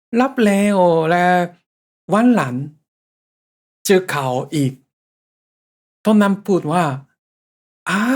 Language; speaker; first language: Thai; non-native, fluent; Japanese